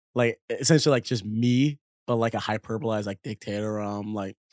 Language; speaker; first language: English; early bilingual, other home language; Arabic